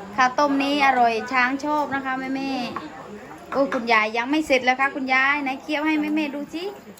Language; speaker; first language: Thai; native; Thai